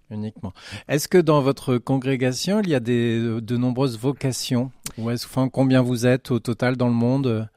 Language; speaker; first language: French; native; French